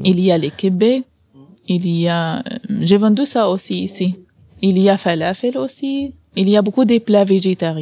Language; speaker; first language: French; non-native, learner; Arabic